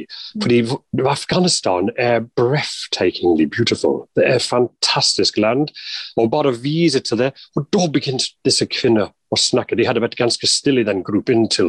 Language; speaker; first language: Norwegian; non-native, fluent; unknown